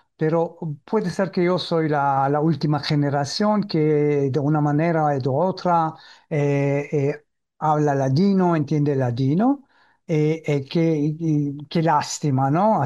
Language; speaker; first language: Spanish; early bilingual, heritage; Ladino